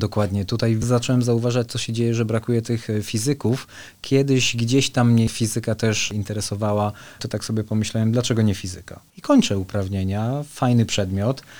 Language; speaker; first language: Polish; native; Polish